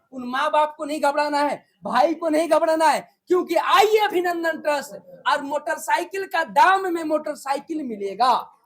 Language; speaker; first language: Hindi; native; Hindi